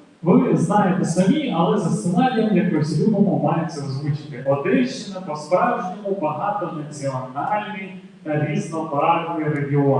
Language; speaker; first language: Ukrainian; native; Ukrainian